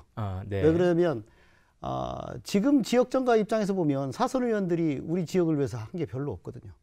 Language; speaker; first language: Korean; native; Korean